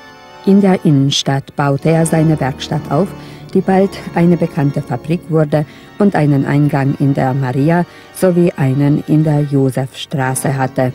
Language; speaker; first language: German; native; German